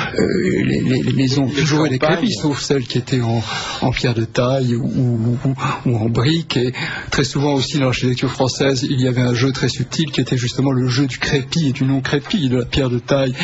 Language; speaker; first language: French; native; French